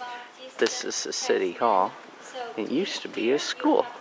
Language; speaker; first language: English; native; English